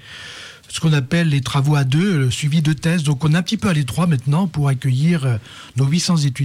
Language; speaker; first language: French; native; French